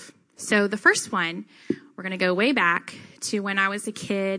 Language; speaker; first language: English; native; English